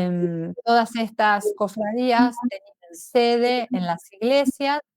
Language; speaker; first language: Spanish; native; Spanish